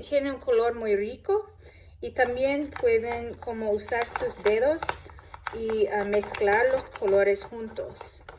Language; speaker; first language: Spanish; non-native, learner; English